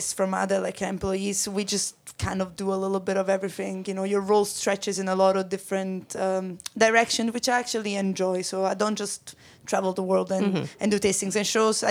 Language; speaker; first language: English; non-native, fluent; Italian